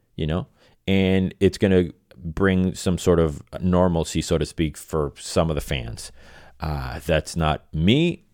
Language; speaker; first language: English; non-native, fluent; Spanish